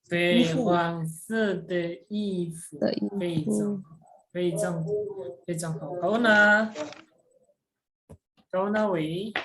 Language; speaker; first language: Chinese; non-native, fluent; Indonesian